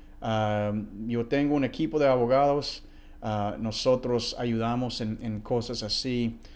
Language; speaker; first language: Spanish; non-native, fluent; English